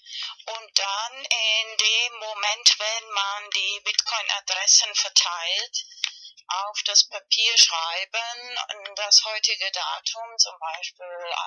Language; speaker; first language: German; non-native, learner; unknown